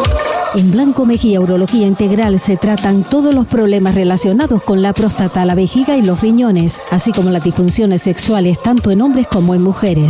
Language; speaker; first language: Spanish; native; Spanish